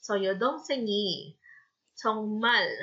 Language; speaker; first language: Korean; non-native, fluent; Filipino